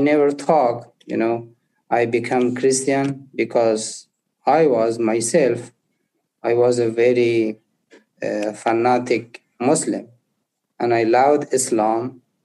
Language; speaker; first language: English; non-native, learner; Persian